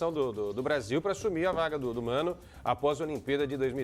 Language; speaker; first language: Portuguese; native; Portuguese